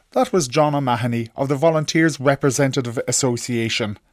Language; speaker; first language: English; native; English